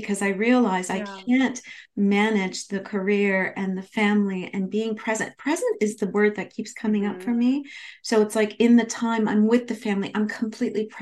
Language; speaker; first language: English; native; English